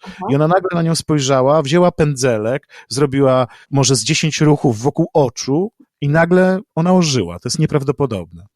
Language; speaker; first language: Polish; native; Polish